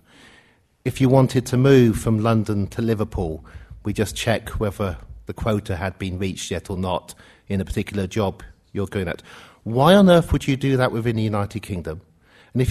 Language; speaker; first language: English; native; English